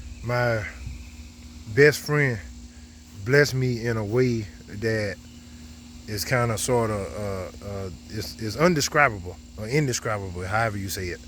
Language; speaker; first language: English; native; English